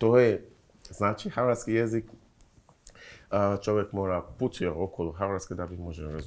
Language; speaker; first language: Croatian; non-native, learner; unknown